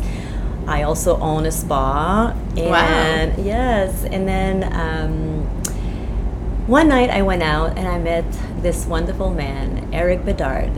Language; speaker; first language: English; non-native, fluent; French